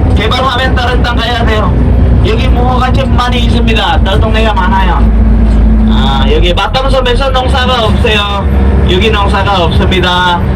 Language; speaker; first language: Korean; non-native, learner; Indonesian